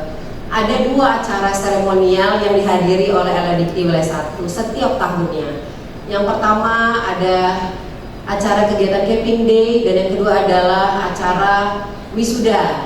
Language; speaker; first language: Indonesian; native; Indonesian